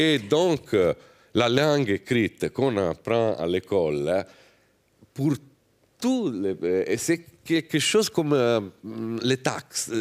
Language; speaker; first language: French; non-native, fluent; Italian